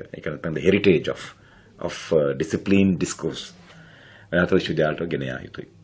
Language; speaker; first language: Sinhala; non-native, local second language; Tamil